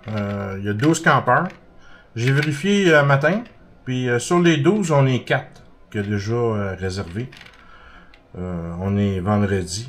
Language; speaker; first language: French; native; French